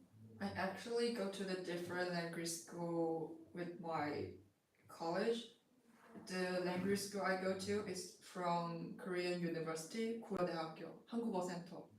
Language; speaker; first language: English; non-native, fluent; Chinese